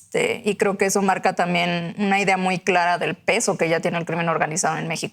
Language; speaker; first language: Spanish; native; Spanish